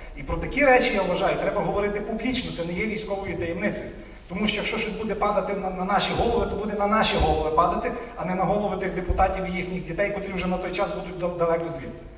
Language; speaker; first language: Ukrainian; native; Ukrainian